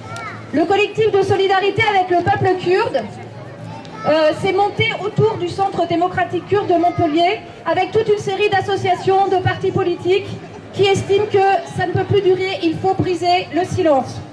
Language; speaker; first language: French; native; French